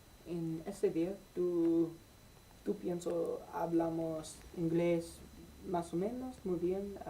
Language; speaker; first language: Spanish; non-native, learner; English